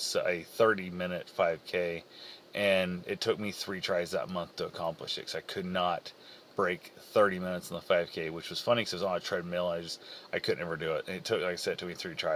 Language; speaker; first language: English; native; English